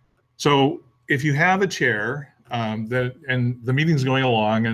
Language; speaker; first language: English; native; English